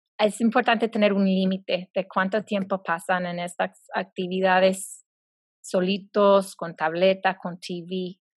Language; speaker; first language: Spanish; non-native, fluent; English